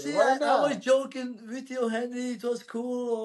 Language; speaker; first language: English; non-native, learner; Georgian